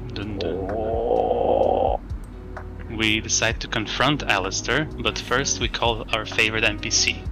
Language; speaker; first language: English; non-native, fluent; Greek